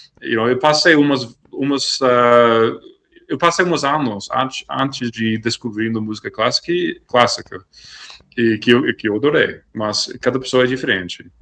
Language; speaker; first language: Portuguese; non-native, fluent; English